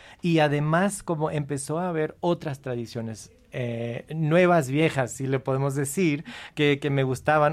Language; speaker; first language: Spanish; early bilingual, heritage; Spanish